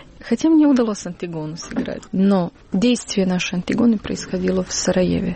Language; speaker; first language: Russian; non-native, fluent; Serbian